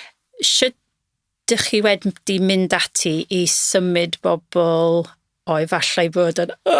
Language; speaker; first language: Welsh; non-native, local second language; English